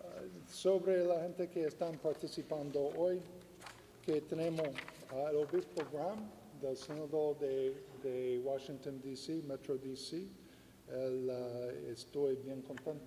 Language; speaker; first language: Spanish; non-native, fluent; English